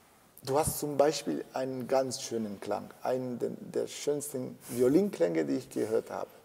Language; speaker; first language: German; non-native, fluent; Italian